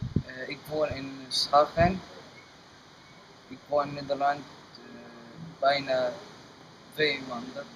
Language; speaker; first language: Dutch; non-native, learner; Arabic